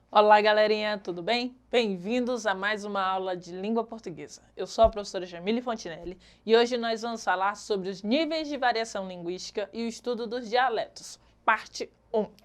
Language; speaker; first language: Portuguese; native; Portuguese